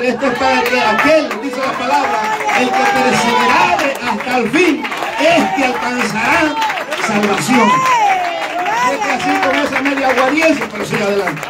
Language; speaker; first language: Spanish; native; Spanish